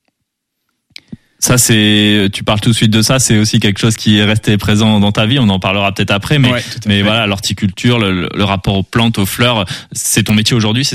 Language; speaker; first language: French; native; French